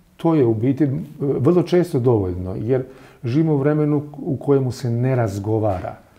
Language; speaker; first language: Croatian; native; Croatian